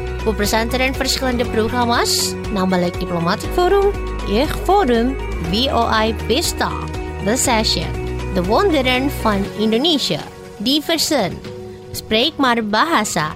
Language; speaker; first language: Dutch; non-native, fluent; Indonesian